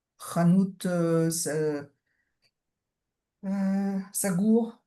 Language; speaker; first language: Hebrew; non-native, learner; French